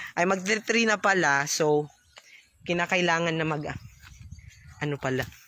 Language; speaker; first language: Filipino; non-native, local second language; Cebuano